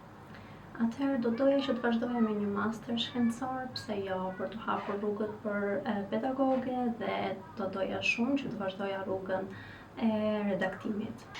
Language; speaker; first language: Albanian; native; Albanian